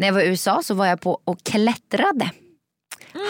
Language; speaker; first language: Swedish; native; Swedish